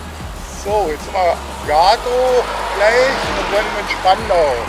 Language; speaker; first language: German; native; German